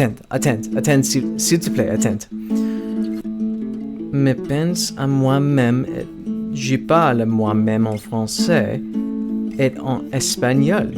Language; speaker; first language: French; non-native, learner; English